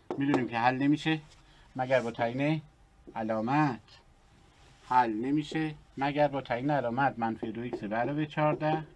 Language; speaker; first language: Persian; native; Persian